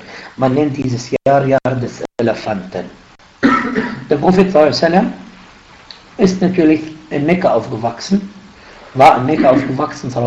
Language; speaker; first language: German; non-native, fluent; Arabic